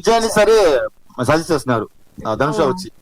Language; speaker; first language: Telugu; non-native, learner; Tamil